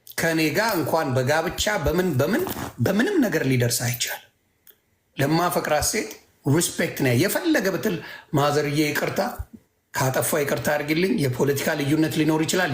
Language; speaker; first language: Amharic; non-native, local second language; Tigrinya